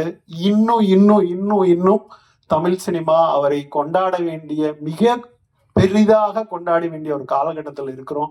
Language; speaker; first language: Tamil; native; Tamil